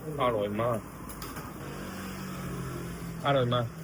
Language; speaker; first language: Thai; non-native, learner; Japanese